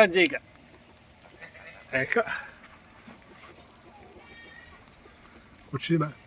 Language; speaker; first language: Chinese; non-native, fluent; Italian